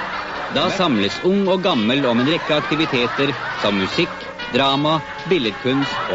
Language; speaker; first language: Norwegian; native; Norwegian